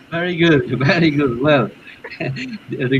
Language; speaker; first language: English; non-native, learner; Spanish